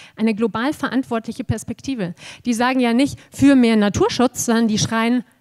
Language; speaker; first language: German; native; German